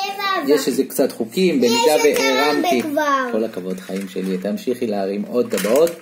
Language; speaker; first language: Hebrew; native; Hebrew